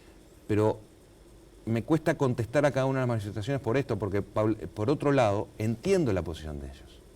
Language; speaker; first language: Spanish; native; Spanish